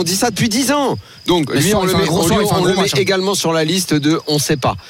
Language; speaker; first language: French; native; French